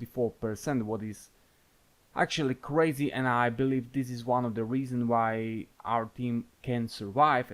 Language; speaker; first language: English; non-native, fluent; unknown